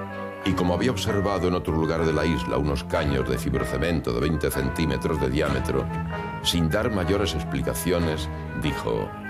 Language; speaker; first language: Spanish; native; Spanish